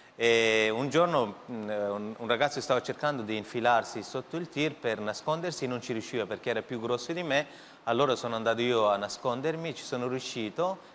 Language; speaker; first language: Italian; early bilingual, other home language; Persian